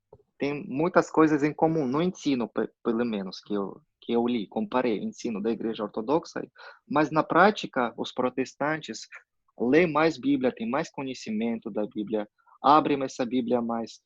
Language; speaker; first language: Portuguese; non-native, fluent; Russian